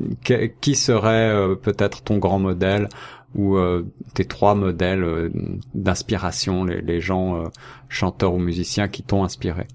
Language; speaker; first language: French; native; French